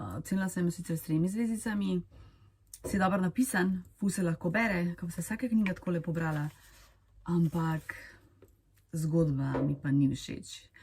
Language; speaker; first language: Slovenian; early bilingual, other home language; Serbian